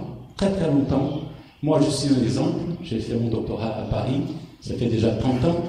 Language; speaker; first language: French; non-native, fluent; Portuguese